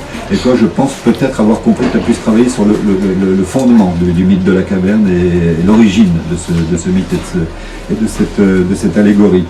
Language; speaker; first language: French; native; French